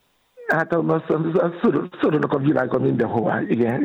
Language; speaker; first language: Hungarian; non-native, fluent; Yoruba